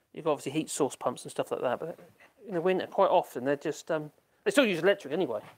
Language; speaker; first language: English; native; English